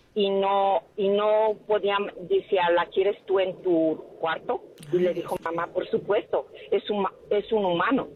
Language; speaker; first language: Spanish; early bilingual, heritage; Spanish